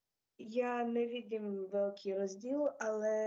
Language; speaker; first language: Czech; non-native, learner; Ukrainian